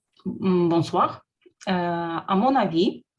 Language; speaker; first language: French; non-native, learner; Russian